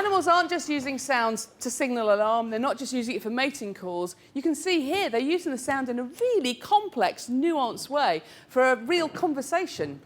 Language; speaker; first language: English; native; English